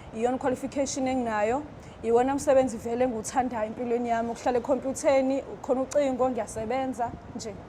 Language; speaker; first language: Zulu; native; Zulu